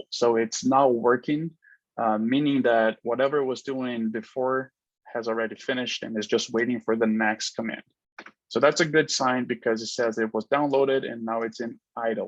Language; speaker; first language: English; non-native, fluent; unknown